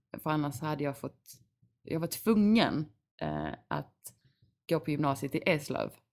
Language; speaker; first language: Swedish; native; Swedish